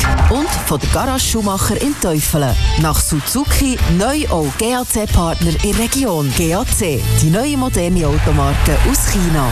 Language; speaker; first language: German; native; German